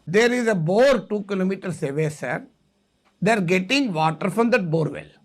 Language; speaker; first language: English; non-native, local second language; Telugu